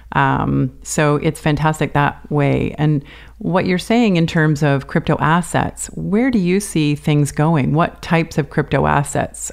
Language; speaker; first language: English; native; English